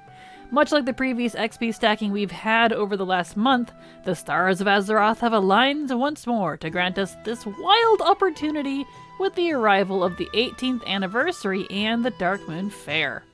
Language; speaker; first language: English; native; English